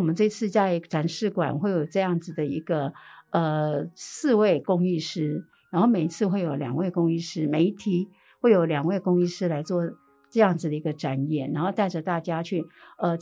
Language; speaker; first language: Chinese; native; Chinese